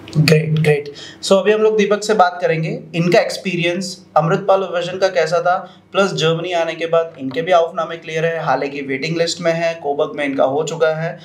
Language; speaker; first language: Hindi; non-native, local second language; Punjabi